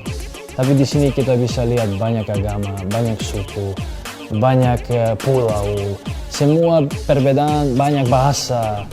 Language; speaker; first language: Indonesian; non-native, fluent; Serbian